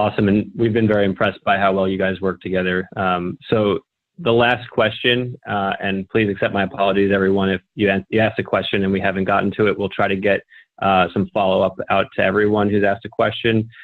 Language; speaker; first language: English; native; English